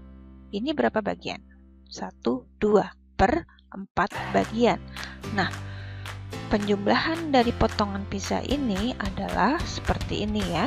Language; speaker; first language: Indonesian; native; Indonesian